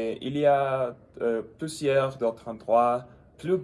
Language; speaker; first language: French; non-native, learner; English